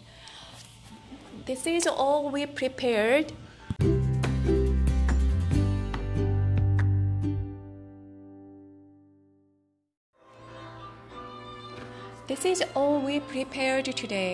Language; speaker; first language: English; non-native, fluent; Korean